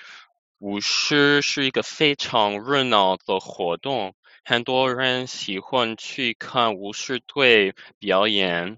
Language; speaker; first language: Chinese; non-native, fluent; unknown